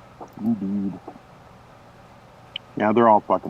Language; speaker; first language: English; native; English